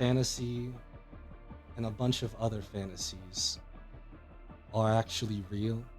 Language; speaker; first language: English; native; English